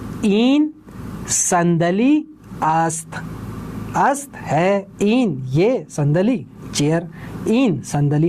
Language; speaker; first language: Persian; non-native, fluent; Urdu